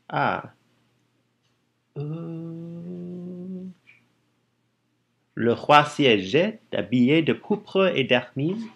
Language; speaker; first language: French; non-native, learner; English